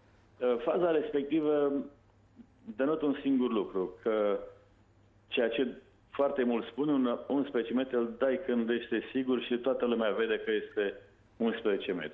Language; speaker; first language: Romanian; native; Romanian